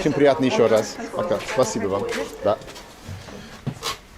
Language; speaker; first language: Russian; non-native, learner; English